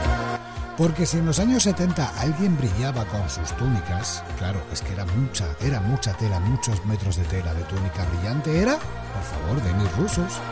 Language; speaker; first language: Spanish; native; Spanish